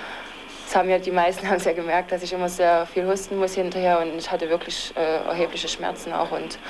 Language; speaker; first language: German; native; German